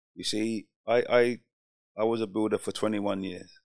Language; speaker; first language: English; native; English